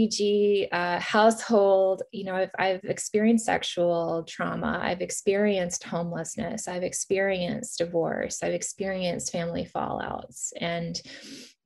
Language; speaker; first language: English; native; English